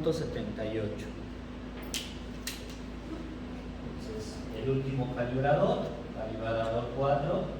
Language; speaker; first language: Spanish; native; Spanish